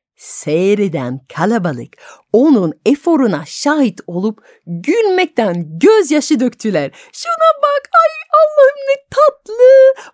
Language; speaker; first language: Turkish; non-native, fluent; French